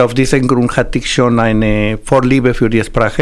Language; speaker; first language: German; non-native, fluent; Spanish